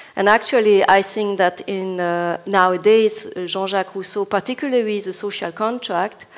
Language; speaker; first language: English; non-native, fluent; Italian